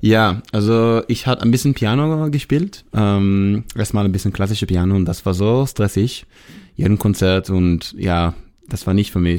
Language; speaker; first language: German; non-native, fluent; Hebrew